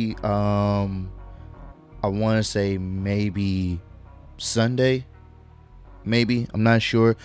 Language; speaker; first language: English; native; English